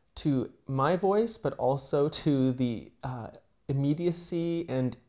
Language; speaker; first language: English; native; English